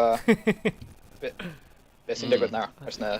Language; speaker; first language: Welsh; non-native, local second language; English